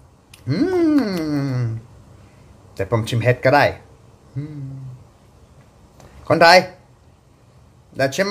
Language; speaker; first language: Thai; non-native, learner; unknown